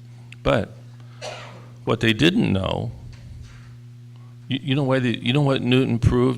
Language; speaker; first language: English; native; English